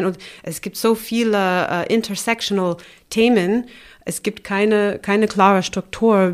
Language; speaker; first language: German; non-native, fluent; English